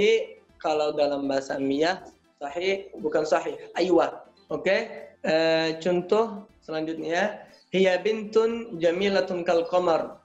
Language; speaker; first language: Indonesian; non-native, learner; Arabic